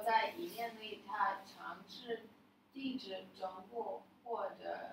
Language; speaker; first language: Chinese; non-native, learner; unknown